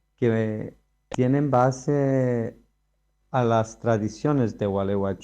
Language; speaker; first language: Spanish; non-native, fluent; Greek